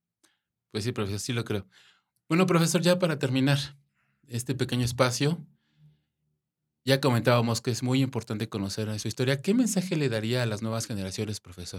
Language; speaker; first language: Spanish; native; Spanish